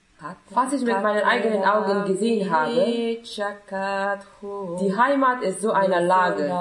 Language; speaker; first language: German; non-native, fluent; Persian